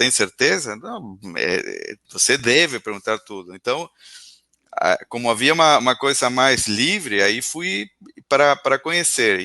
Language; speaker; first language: Portuguese; non-native, fluent; Spanish